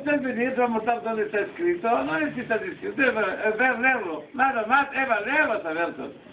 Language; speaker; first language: Spanish; non-native, learner; Hebrew